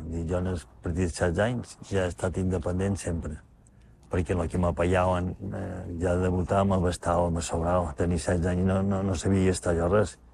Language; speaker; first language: Catalan; native; Catalan